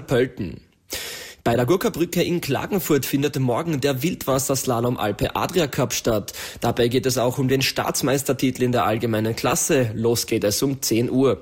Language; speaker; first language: German; native; German